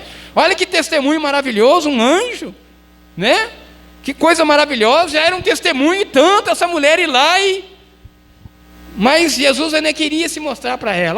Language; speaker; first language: Portuguese; native; Portuguese